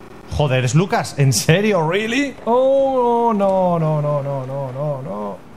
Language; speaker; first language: Spanish; native; Spanish